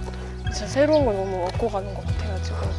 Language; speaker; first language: Korean; native; Korean